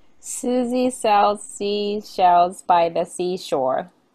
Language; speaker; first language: English; non-native, fluent; Japanese